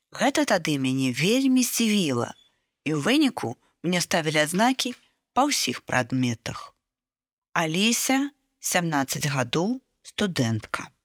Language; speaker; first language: Belarusian; non-native, local second language; Russian